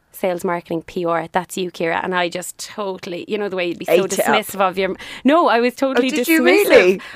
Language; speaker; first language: English; native; English